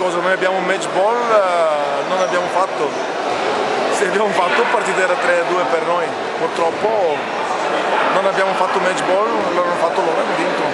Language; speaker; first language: Italian; non-native, fluent; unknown